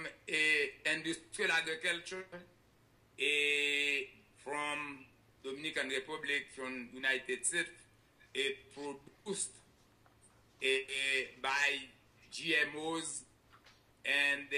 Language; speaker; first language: English; non-native, learner; Haitian Creole